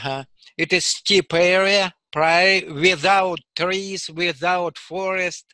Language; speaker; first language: English; non-native, learner; Russian